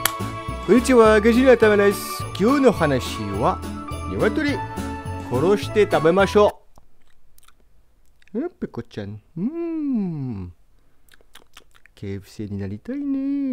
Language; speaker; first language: Japanese; non-native, learner; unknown